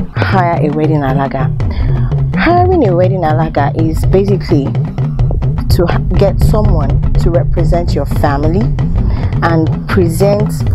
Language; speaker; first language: English; non-native, local second language; Yoruba